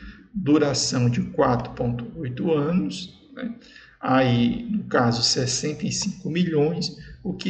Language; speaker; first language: Portuguese; native; Portuguese